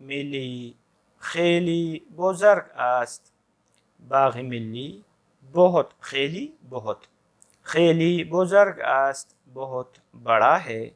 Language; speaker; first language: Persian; non-native, fluent; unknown